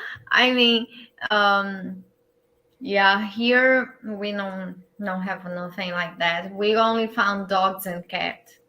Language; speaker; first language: English; non-native, learner; Portuguese